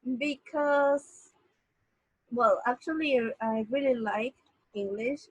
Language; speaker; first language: English; non-native, learner; Spanish